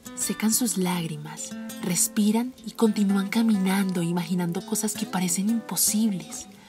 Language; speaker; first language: Spanish; native; Spanish